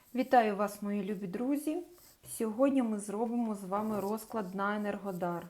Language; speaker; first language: Ukrainian; non-native, local second language; Russian